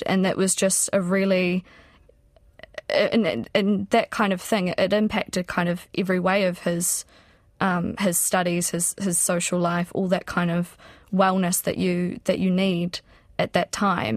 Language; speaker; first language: English; native; English